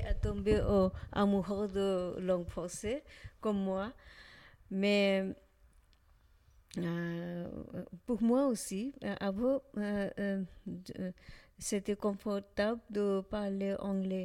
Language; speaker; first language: French; non-native, learner; Bangla